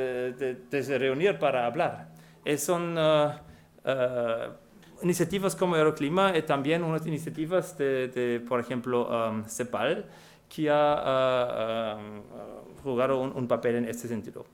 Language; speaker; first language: Spanish; non-native, fluent; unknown